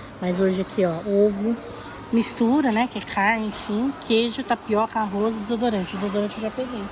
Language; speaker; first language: Portuguese; native; Portuguese